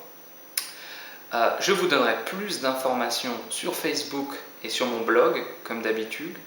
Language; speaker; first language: French; native; French